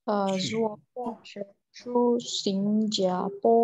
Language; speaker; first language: Chinese; non-native, learner; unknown